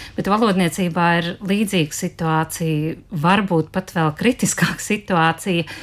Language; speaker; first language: Latvian; native; Latvian